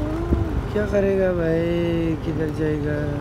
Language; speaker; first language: Hindi; non-native, local second language; Garo